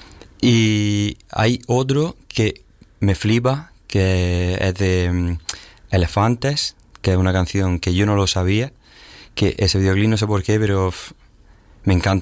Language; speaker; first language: Spanish; native; Spanish